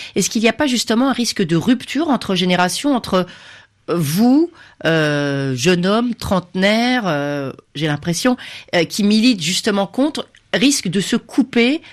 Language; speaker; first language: French; native; French